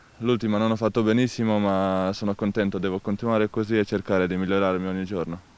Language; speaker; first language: Italian; non-native, fluent; Slovenian